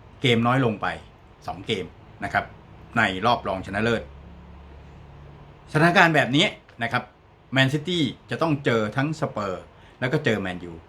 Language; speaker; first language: Thai; native; Thai